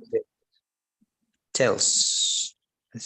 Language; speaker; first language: English; non-native, learner; Spanish